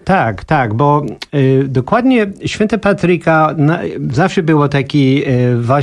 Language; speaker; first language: Polish; non-native, learner; English